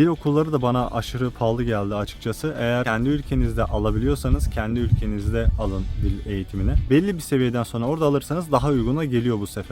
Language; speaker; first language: Turkish; native; Turkish